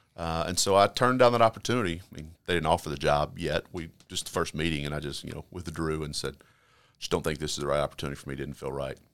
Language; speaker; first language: English; native; English